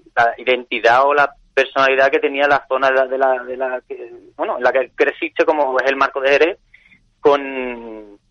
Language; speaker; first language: Spanish; native; Spanish